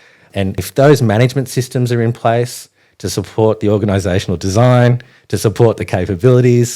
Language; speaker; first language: English; native; English